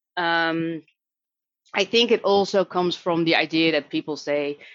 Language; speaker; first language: English; non-native, fluent; Dutch